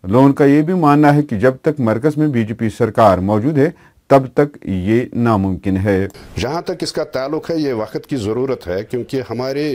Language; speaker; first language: Urdu; non-native, local second language; Kashmiri